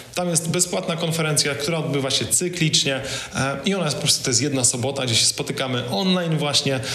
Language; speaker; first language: Polish; native; Polish